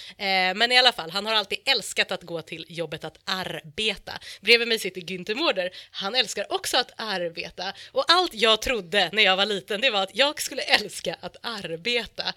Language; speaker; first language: Swedish; native; Swedish